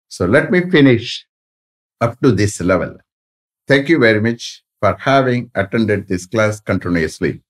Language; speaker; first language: English; non-native, local second language; Tamil